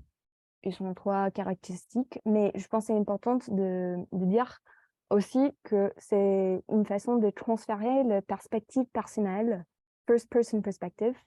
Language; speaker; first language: French; non-native, fluent; English